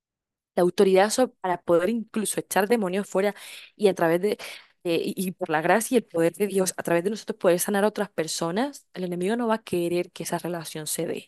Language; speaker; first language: Spanish; native; Spanish